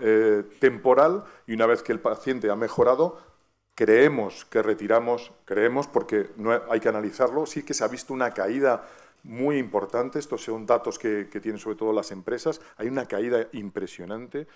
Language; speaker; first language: Spanish; native; Spanish